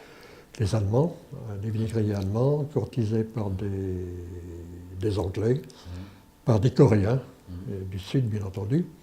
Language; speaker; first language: French; native; French